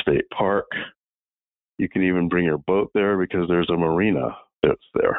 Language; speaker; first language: English; native; English